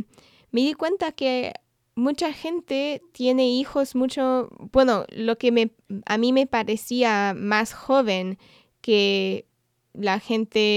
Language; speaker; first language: Spanish; non-native, fluent; English